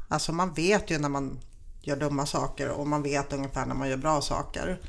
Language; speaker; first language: Swedish; early bilingual, other home language; Polish